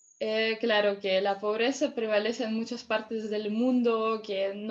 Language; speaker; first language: Spanish; non-native, fluent; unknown